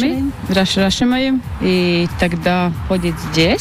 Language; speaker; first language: Russian; non-native, local second language; Latvian